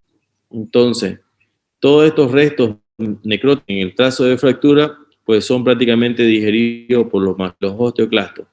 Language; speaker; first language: Spanish; native; Spanish